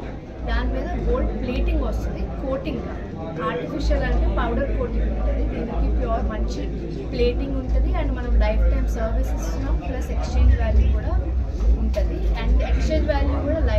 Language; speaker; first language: Telugu; native; Telugu